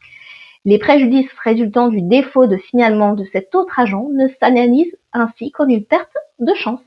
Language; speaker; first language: French; native; French